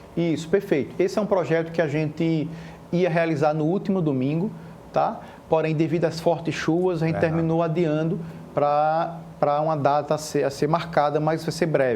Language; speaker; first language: Portuguese; native; Portuguese